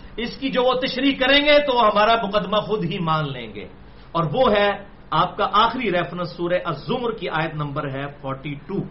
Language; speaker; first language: Urdu; non-native, local second language; Punjabi